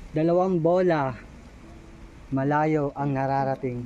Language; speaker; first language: Filipino; native; Filipino